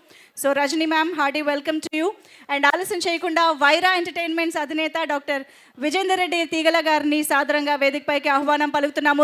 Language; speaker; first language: Telugu; native; Telugu